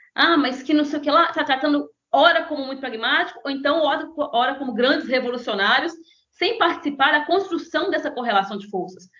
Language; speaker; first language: Portuguese; native; Portuguese